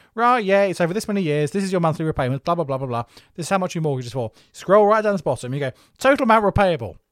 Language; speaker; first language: English; native; English